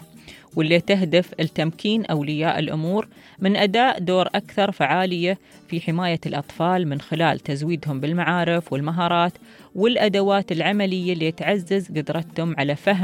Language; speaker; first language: Arabic; native; Arabic